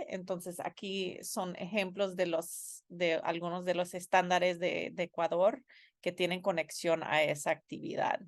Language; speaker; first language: Spanish; non-native, fluent; English